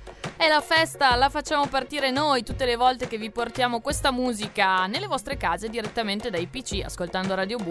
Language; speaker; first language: Italian; native; Italian